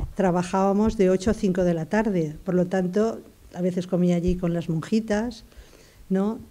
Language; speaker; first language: Spanish; native; Spanish